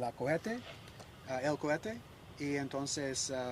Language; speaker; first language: Spanish; non-native, learner; English